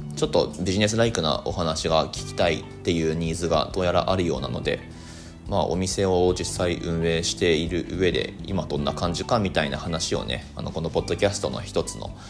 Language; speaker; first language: Japanese; native; Japanese